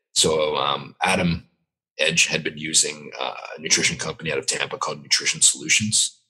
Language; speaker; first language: English; native; English